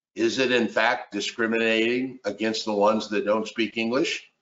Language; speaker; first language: English; native; English